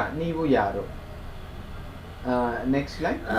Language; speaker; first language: Kannada; non-native, fluent; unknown